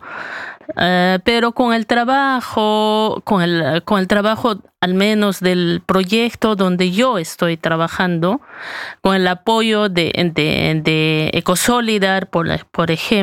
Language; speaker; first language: Spanish; native; Spanish